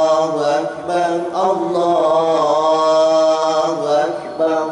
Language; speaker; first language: Indonesian; native; Indonesian